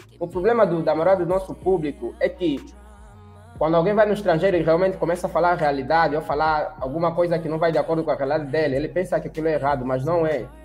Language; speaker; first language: Portuguese; native; Portuguese